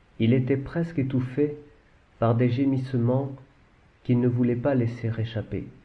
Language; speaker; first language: French; native; French